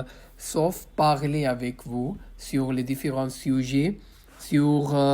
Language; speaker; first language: French; non-native, fluent; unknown